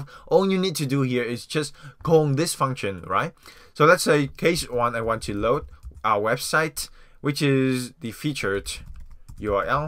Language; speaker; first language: English; non-native, fluent; Vietnamese